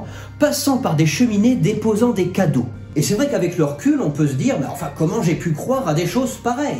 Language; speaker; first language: French; native; French